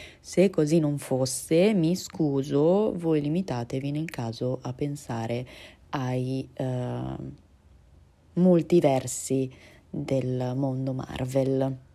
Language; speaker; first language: Italian; early bilingual, other home language; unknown